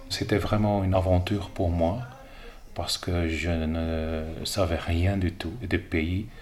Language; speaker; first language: French; non-native, local second language; Dutch